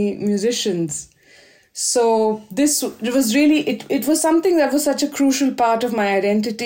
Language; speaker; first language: English; non-native, local second language; Hindi